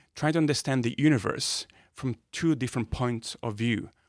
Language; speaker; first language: English; non-native, fluent; Italian